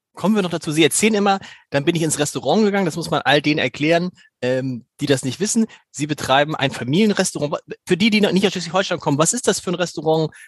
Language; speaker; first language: German; native; German